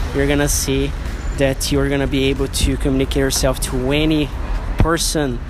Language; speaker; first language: English; non-native, fluent; Portuguese